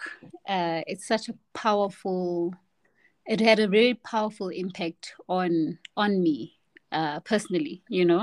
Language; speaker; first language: English; non-native, local second language; Xhosa